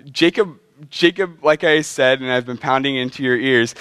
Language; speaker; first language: English; native; English